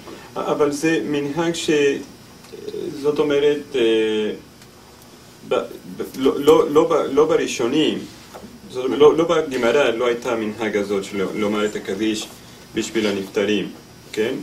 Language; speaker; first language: Hebrew; non-native, fluent; English